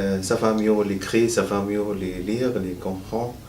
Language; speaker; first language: French; non-native, learner; Arabic